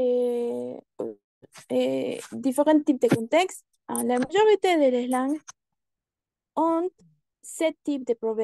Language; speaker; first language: French; non-native, learner; Spanish